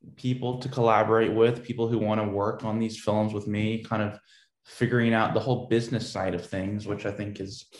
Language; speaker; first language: English; native; English